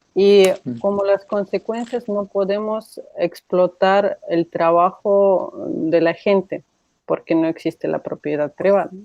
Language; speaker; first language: Spanish; non-native, fluent; Russian